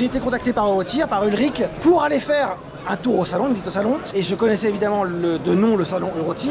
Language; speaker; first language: French; native; French